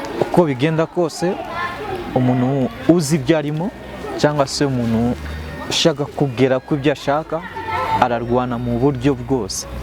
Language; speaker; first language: Kinyarwanda; early bilingual, heritage; Kinyarwanda